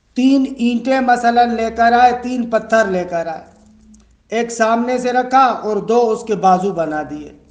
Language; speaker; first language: Urdu; non-native, local second language; Sindhi